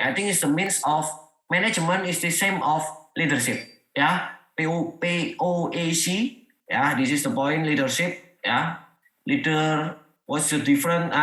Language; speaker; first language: English; non-native, learner; Indonesian